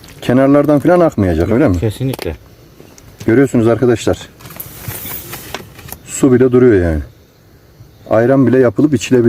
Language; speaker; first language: Turkish; native; Turkish